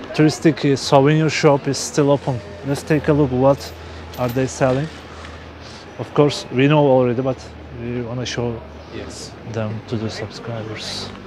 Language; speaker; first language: English; non-native, fluent; Turkish